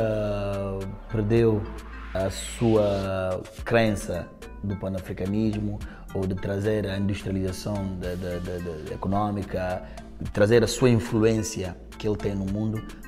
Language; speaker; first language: Portuguese; non-native, local second language; Upper Guinea Crioulo